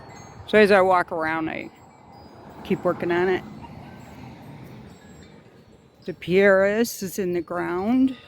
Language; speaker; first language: English; native; English